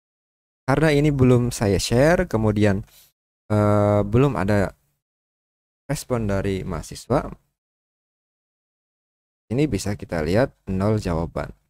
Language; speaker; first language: Indonesian; native; Indonesian